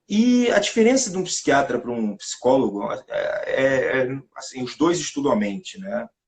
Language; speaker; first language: Portuguese; native; Portuguese